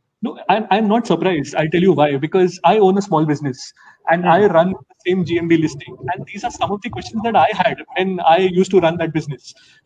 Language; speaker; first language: English; non-native, local second language; Hindi